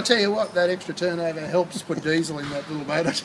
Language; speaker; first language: English; native; English